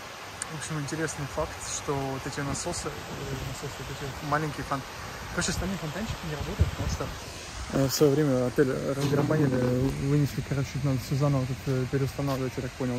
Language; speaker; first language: Russian; native; Russian